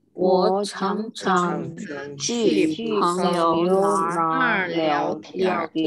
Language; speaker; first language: Chinese; non-native, learner; Indonesian